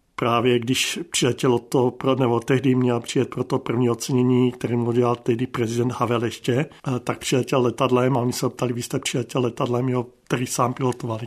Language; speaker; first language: Czech; native; Czech